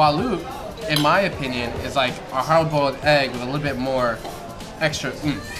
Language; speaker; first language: English; native; English